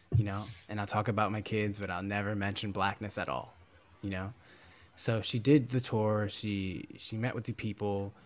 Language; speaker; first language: English; native; English